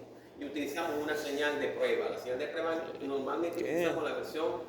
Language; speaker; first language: Spanish; native; Spanish